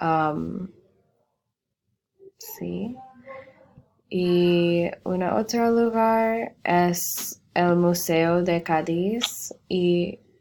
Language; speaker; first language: Spanish; non-native, learner; English